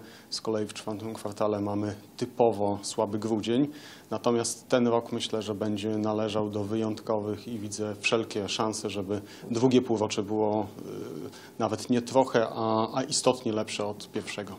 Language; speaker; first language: Polish; native; Polish